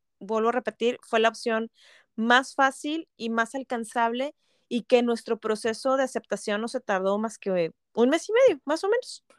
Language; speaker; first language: Spanish; native; Spanish